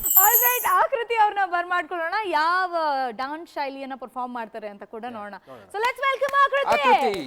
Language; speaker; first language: Kannada; native; Kannada